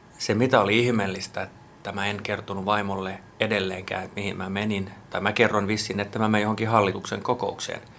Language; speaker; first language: Finnish; non-native, local second language; Swedish